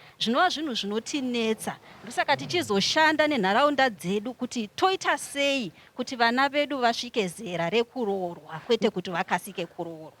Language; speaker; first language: Shona; native; Shona